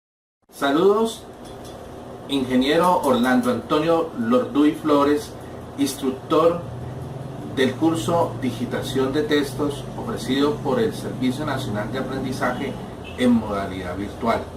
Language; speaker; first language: Spanish; native; Spanish